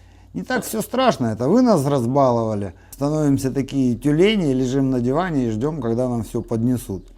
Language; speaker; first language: Russian; native; Russian